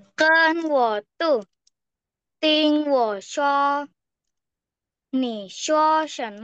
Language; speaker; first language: Chinese; non-native, learner; Indonesian